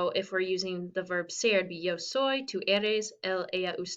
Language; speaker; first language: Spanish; non-native, fluent; English